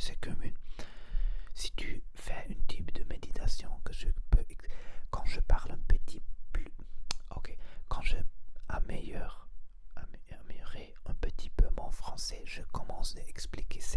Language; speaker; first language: French; non-native, learner; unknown